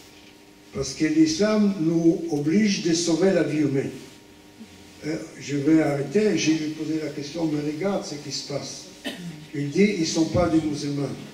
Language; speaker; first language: French; non-native, fluent; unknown